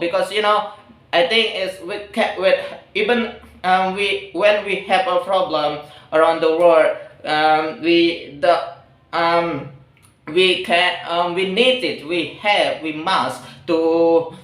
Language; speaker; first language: English; non-native, learner; Indonesian